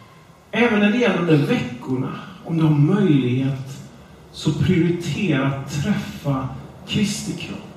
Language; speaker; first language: Swedish; non-native, fluent; English